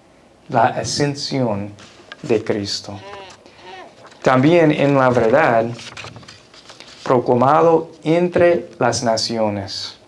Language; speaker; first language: Spanish; non-native, fluent; English